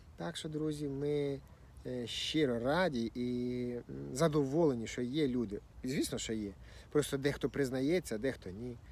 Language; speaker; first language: Ukrainian; non-native, local second language; Russian